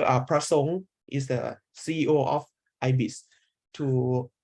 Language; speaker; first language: English; non-native, learner; Thai